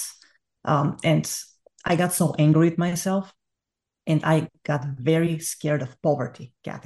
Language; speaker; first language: English; non-native, fluent; Bulgarian